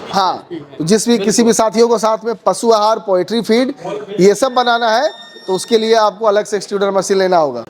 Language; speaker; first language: Hindi; native; Hindi